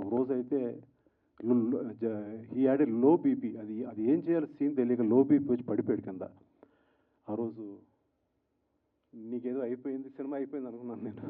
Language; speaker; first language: Telugu; native; Telugu